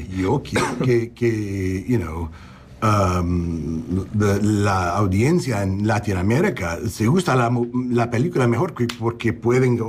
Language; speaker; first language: Spanish; non-native, learner; English